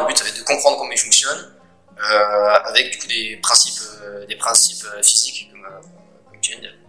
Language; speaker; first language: French; native; French